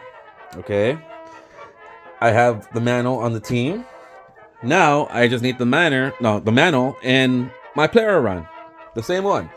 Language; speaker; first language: English; native; English